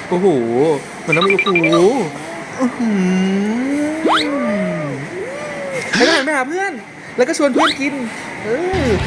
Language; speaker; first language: Thai; non-native, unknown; Japanese